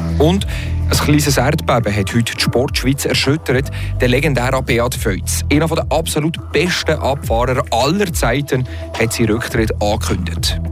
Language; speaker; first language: German; native; German